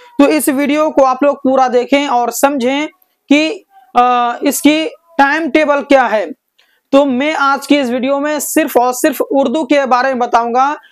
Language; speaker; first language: Hindi; native; Hindi